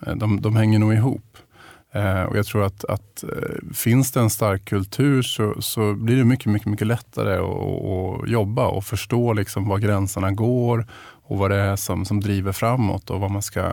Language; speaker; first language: Swedish; native; Swedish